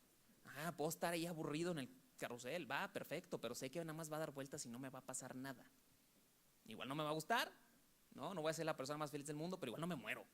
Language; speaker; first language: Spanish; native; Spanish